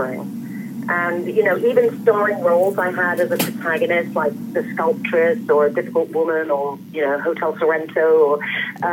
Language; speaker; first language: English; native; English